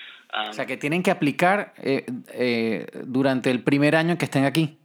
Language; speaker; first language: Spanish; native; Spanish